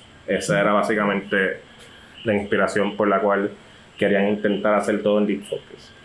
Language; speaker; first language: Spanish; native; Spanish